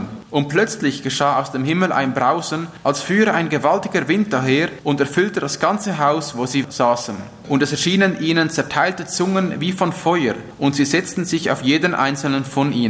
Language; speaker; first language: German; native; German